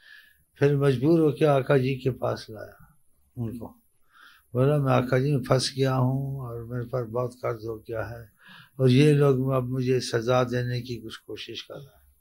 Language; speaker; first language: Urdu; native; Urdu